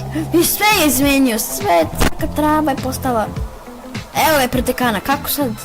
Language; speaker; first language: Bosnian; native; Bosnian